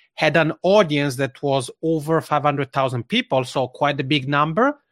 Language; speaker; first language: English; non-native, fluent; Italian